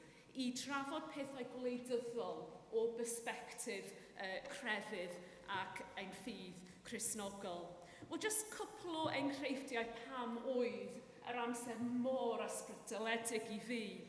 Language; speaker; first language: Welsh; non-native, fluent; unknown